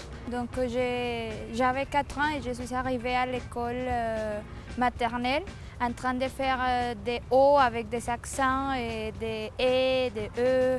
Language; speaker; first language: French; non-native, fluent; Spanish